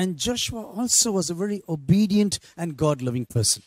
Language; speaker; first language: English; non-native, local second language; Tamil